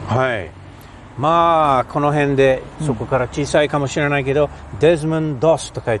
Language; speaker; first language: Japanese; non-native, fluent; English